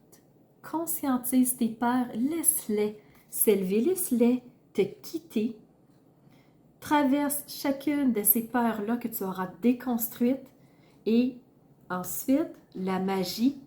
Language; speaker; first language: French; native; French